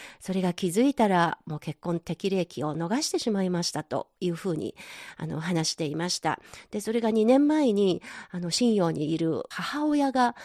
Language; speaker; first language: Japanese; non-native, fluent; Chinese